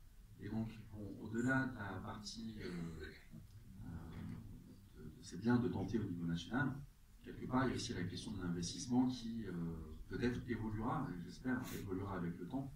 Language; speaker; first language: French; native; French